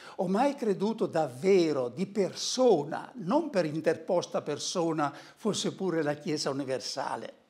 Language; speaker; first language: Italian; native; Italian